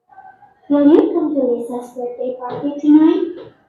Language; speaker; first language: English; non-native, learner; Indonesian